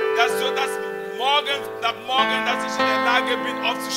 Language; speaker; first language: German; non-native, fluent; French